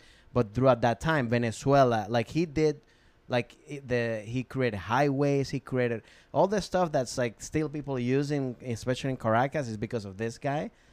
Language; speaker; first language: English; non-native, fluent; Spanish